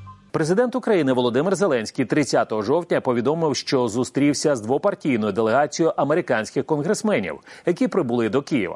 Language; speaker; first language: Ukrainian; native; Ukrainian